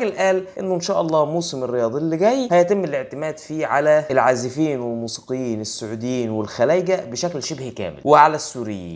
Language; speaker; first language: Arabic; native; Arabic